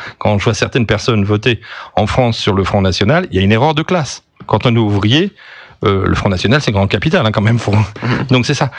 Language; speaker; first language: French; native; French